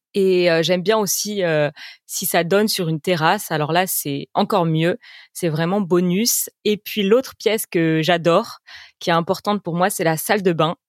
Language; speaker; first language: French; native; French